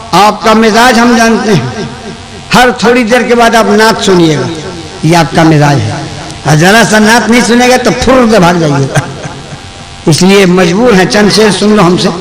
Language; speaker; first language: Hindi; non-native, local second language; Bhojpuri